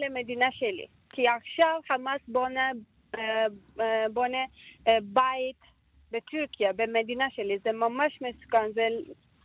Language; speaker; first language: Hebrew; non-native, learner; Turkish